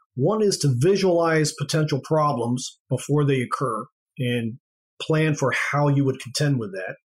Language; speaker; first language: English; native; English